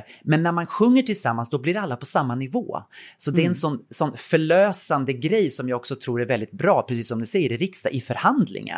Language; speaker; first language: Swedish; native; Swedish